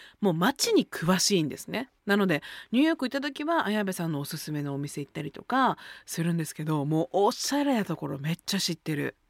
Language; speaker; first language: Japanese; native; Japanese